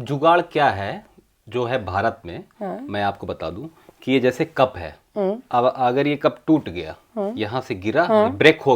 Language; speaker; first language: Hindi; native; Hindi